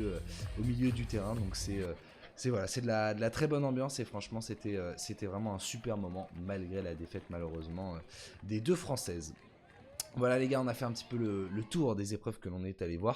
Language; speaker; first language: French; native; French